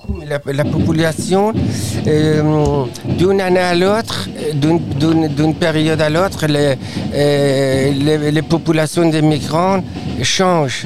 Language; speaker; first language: French; non-native, fluent; Persian